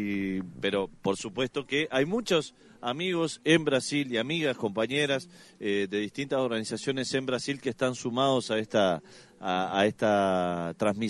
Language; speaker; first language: Spanish; native; Spanish